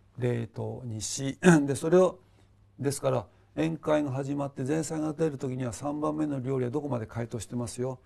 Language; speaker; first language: Japanese; early bilingual, other home language; Chinese